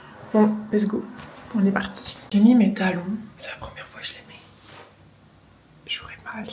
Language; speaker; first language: French; native; French